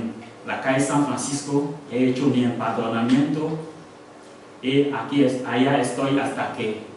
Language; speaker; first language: Spanish; non-native, learner; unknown